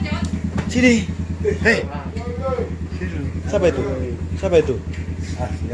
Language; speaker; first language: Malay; non-native, local second language; Javanese